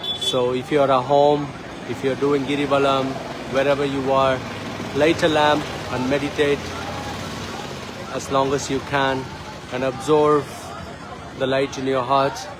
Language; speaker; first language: English; non-native, local second language; Tamil